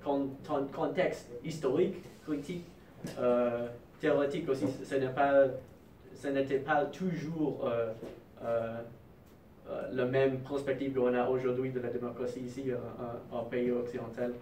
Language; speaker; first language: French; non-native, fluent; English